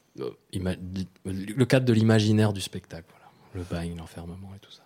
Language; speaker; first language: French; native; French